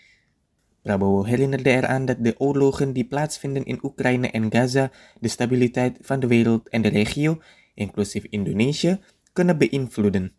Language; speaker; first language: Dutch; non-native, fluent; Indonesian